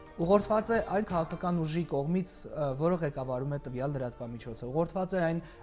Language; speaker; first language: Armenian; native; Armenian